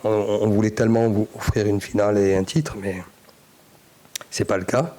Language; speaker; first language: French; native; French